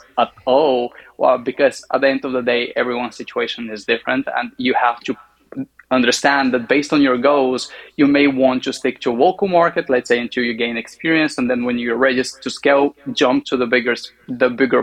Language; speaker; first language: English; non-native, fluent; Bulgarian